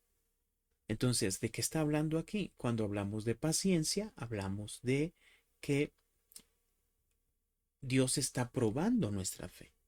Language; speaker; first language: Spanish; native; Spanish